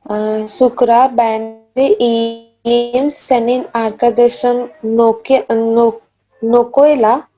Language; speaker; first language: Turkish; non-native, learner; Urdu